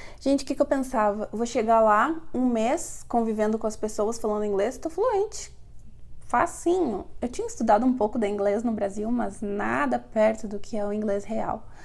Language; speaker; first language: Portuguese; native; Portuguese